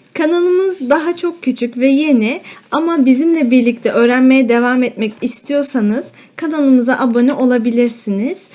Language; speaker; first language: Turkish; native; Turkish